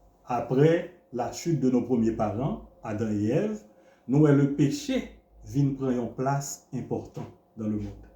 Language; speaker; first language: French; non-native, local second language; Haitian Creole